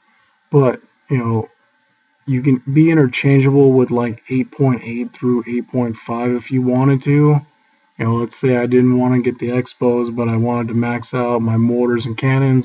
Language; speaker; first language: English; native; English